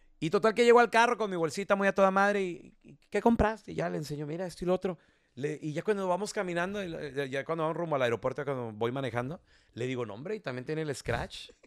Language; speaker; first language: Spanish; native; Spanish